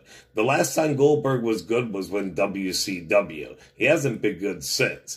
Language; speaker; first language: English; native; English